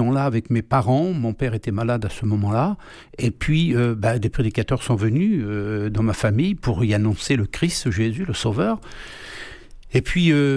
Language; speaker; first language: French; native; French